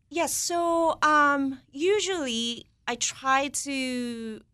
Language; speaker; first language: English; non-native, fluent; Japanese